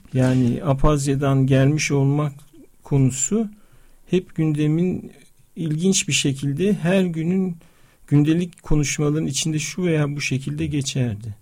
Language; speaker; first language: Turkish; non-native, local second language; Abkhazian